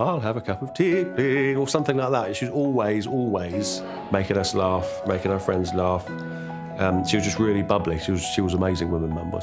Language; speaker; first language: English; native; English